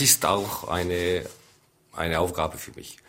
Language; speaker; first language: German; non-native, local second language; French